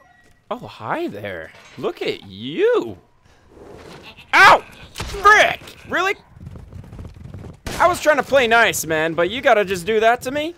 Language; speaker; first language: English; native; English